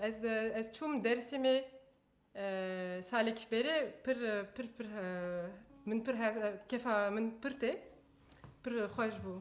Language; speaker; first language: Kurdish; non-native, learner; French